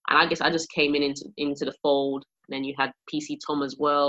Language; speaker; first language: English; native; English